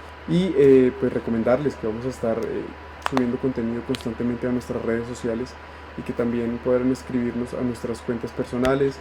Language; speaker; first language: Spanish; native; Spanish